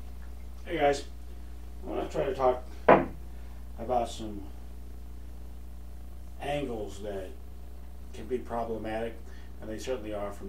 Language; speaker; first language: English; native; English